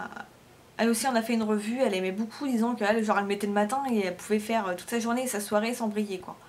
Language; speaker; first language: French; native; French